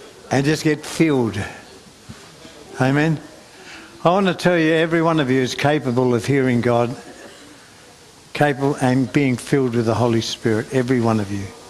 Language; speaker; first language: English; native; English